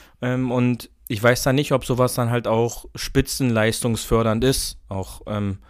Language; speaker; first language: German; native; German